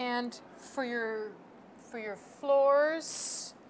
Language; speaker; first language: English; native; English